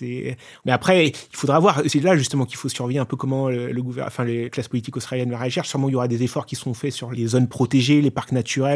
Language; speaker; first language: French; native; French